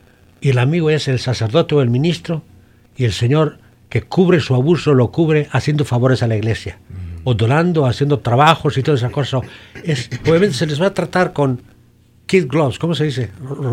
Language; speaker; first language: Spanish; native; Spanish